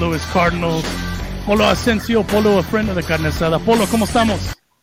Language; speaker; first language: Spanish; early bilingual, heritage; Spanish